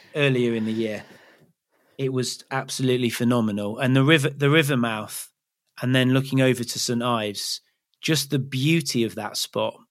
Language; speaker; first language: English; native; English